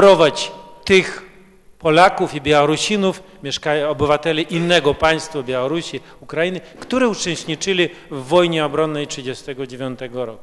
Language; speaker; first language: Polish; early bilingual, heritage; Russian